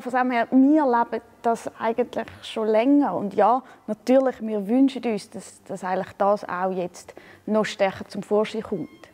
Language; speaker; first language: German; native; German